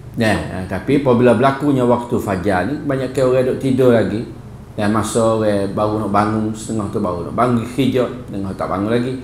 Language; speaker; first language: Malay; native; Malay